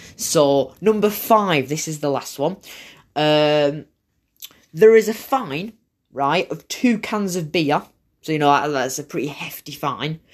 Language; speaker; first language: English; native; English